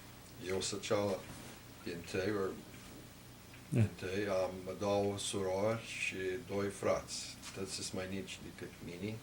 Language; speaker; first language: Romanian; early bilingual, heritage; Romanian